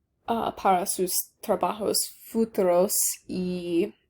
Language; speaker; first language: Spanish; non-native, learner; English